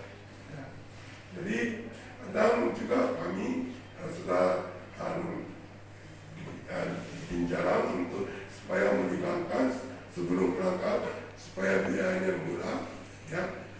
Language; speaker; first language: Indonesian; non-native, fluent; Japanese